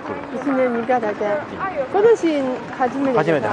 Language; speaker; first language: Japanese; non-native, learner; Chinese